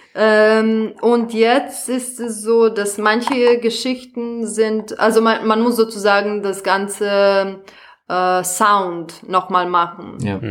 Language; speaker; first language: German; non-native, fluent; Serbian